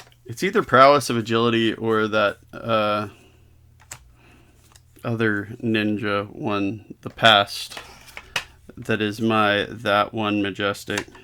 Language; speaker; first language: English; native; English